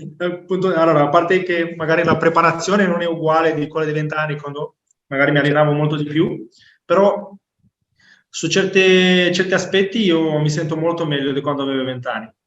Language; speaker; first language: Italian; non-native, fluent; Romanian